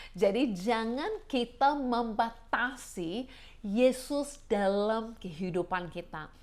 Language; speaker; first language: Indonesian; non-native, fluent; English